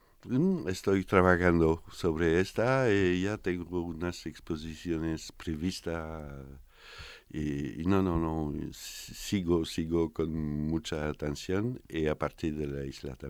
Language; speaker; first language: Spanish; non-native, fluent; French